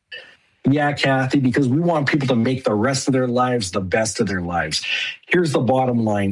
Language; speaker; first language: English; native; English